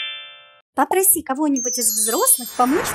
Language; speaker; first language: Russian; native; Russian